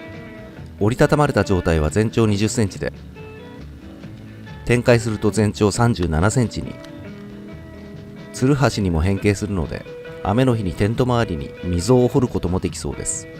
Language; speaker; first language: Japanese; native; Japanese